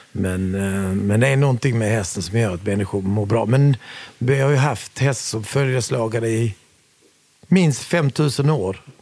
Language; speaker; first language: Swedish; early bilingual, other home language; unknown